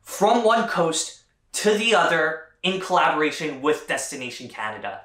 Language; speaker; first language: English; native; English